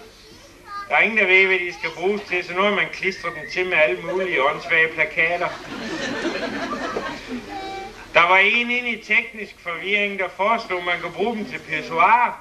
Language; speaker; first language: Danish; native; Danish